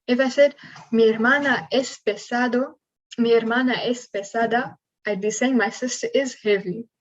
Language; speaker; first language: Spanish; non-native, learner; English